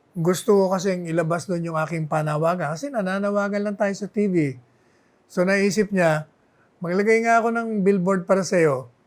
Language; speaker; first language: Filipino; non-native, local second language; Bikol